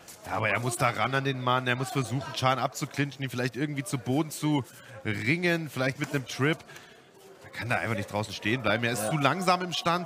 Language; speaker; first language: German; native; German